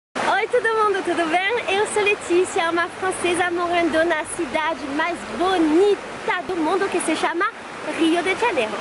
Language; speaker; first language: Portuguese; non-native, fluent; French